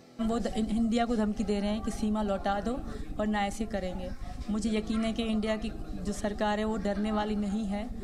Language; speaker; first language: Urdu; non-native, local second language; Sindhi